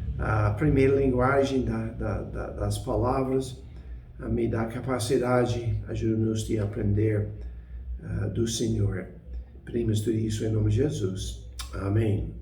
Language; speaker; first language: Portuguese; non-native, fluent; English